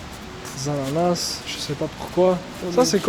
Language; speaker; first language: French; non-native, local second language; Arabic